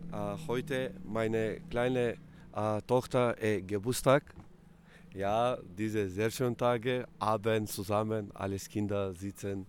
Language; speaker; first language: German; non-native, learner; Macedonian